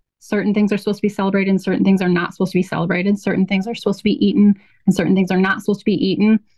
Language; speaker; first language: English; native; English